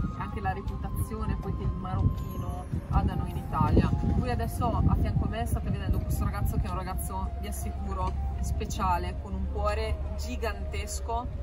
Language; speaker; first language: Italian; native; Italian